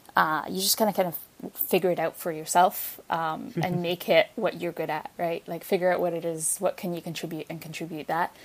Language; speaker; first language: English; non-native, fluent; Arabic